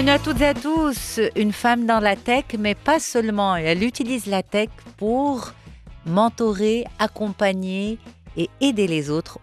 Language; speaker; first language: French; non-native, local second language; Arabic